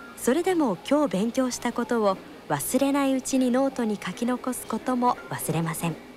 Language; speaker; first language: Japanese; native; Japanese